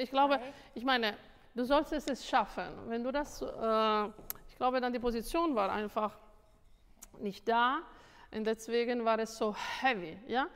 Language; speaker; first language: German; non-native, fluent; Italian